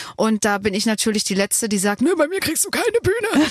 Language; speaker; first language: German; native; German